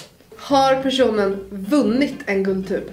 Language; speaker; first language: Swedish; native; Swedish